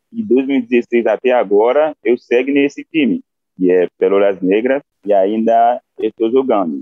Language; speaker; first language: Portuguese; non-native, fluent; Haitian Creole